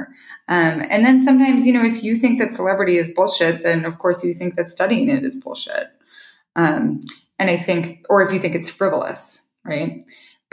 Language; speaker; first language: English; native; English